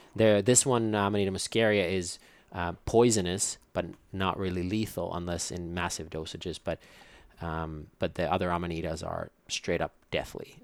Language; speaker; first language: English; non-native, fluent; Finnish